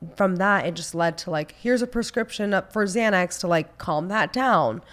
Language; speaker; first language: English; native; English